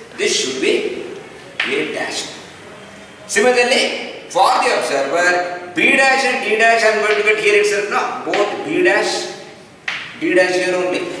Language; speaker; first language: English; non-native, local second language; Kannada